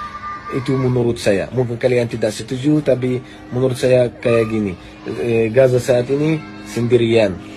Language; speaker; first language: Indonesian; non-native, fluent; Arabic